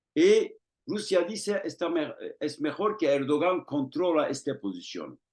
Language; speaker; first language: Spanish; non-native, fluent; Turkish